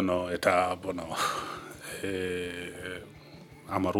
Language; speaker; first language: Basque; non-native, learner; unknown